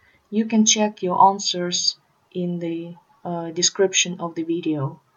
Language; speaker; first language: English; non-native, fluent; Russian